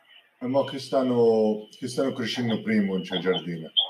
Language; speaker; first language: Italian; early bilingual, heritage; English